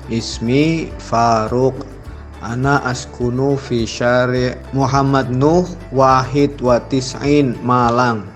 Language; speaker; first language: Arabic; non-native, fluent; Indonesian